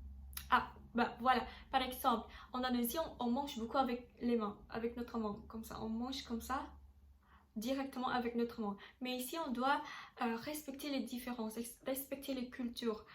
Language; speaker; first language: French; non-native, learner; Indonesian